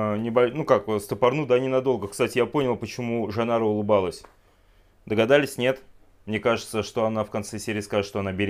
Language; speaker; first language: Russian; native; Russian